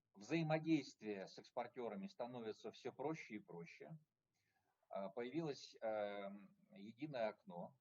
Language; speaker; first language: Russian; native; Russian